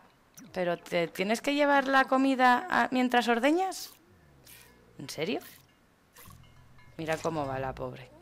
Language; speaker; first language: Spanish; native; Spanish